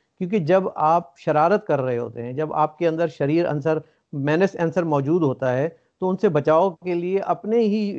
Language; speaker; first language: Urdu; native; Urdu